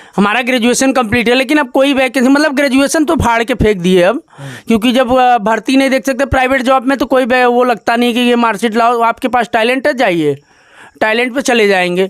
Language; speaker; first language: Hindi; native; Hindi